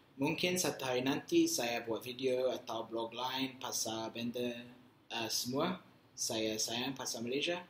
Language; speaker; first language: Malay; non-native, learner; English